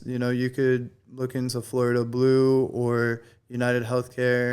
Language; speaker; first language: English; native; English